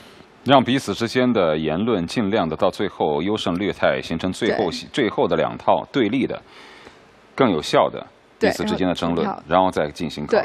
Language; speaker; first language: Chinese; native; Chinese